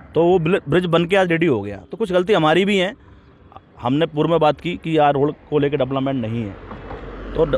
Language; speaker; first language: Hindi; native; Hindi